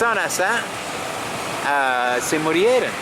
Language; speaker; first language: Spanish; non-native, fluent; French